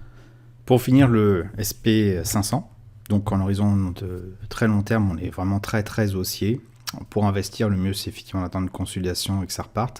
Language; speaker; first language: French; native; French